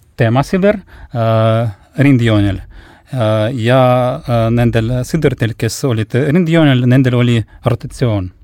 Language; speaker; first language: Estonian; non-native, local second language; Russian